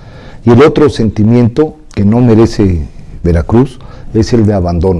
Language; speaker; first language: Spanish; native; Spanish